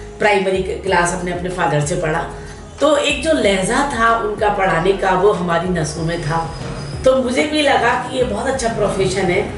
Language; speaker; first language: Hindi; native; Hindi